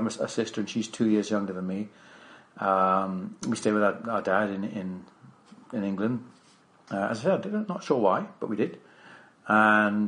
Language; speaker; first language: English; native; English